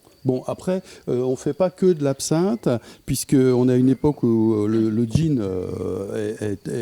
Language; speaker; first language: French; native; French